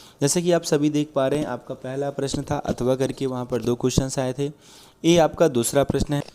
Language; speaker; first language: Hindi; native; Hindi